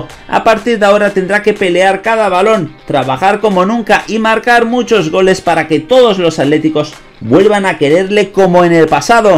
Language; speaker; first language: Spanish; native; Spanish